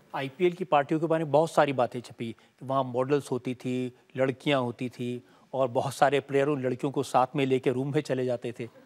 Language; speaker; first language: Hindi; native; Hindi